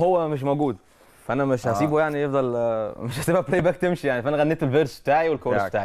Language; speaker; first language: Arabic; native; Arabic